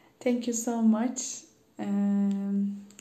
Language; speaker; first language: English; non-native, learner; Turkish